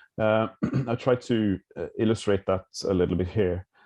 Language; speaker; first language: English; non-native, fluent; Norwegian